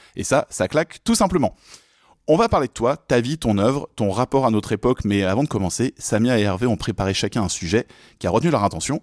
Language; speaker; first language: French; native; French